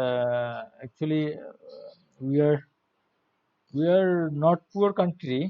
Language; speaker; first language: English; non-native, learner; Bangla